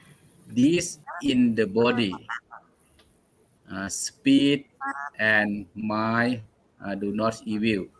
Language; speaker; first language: English; non-native, learner; Thai